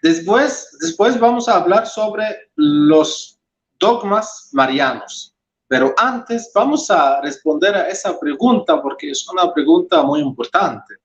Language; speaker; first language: Spanish; non-native, fluent; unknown